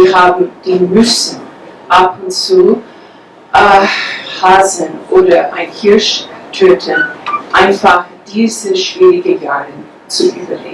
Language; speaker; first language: German; non-native, fluent; English